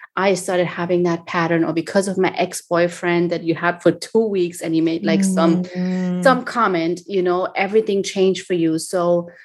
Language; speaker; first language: English; non-native, fluent; German